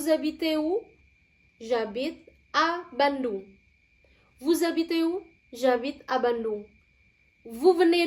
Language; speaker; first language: French; non-native, fluent; Indonesian